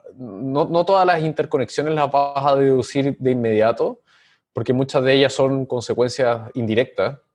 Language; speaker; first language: Spanish; native; Spanish